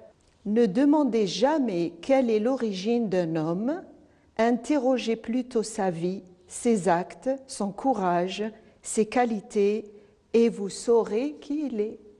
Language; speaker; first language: French; non-native, local second language; Arabic